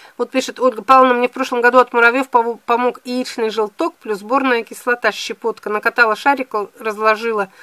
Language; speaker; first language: Russian; native; Russian